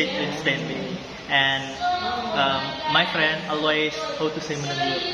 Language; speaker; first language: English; non-native, learner; Indonesian